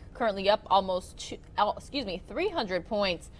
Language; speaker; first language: English; native; English